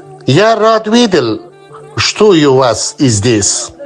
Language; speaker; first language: Russian; non-native, learner; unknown